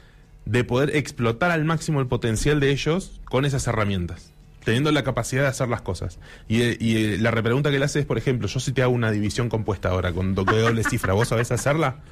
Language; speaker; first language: Spanish; native; Spanish